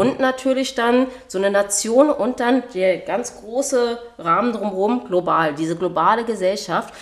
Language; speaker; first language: German; native; German